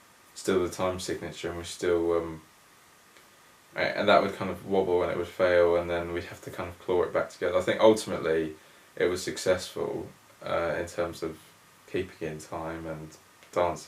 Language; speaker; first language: English; native; English